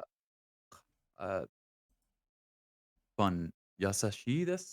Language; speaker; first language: Japanese; non-native, learner; English